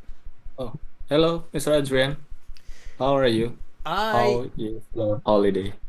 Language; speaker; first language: English; non-native, learner; Indonesian